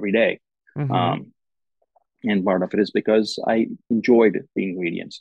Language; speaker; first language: English; non-native, local second language; Gujarati